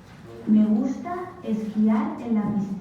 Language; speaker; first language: Spanish; non-native, learner; English